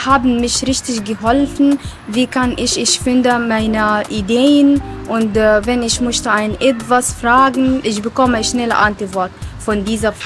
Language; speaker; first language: German; non-native, learner; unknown